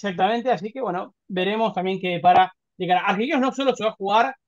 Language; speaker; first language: Spanish; native; Spanish